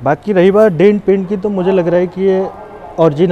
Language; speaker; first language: Hindi; native; Hindi